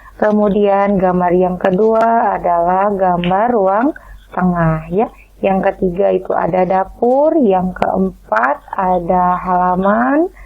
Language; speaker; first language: Indonesian; native; Indonesian